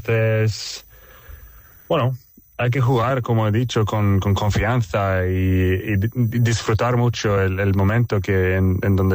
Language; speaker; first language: Spanish; non-native, fluent; Swedish